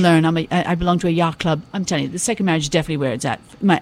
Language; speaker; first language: English; native; English